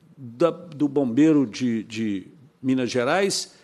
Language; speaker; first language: Portuguese; native; Portuguese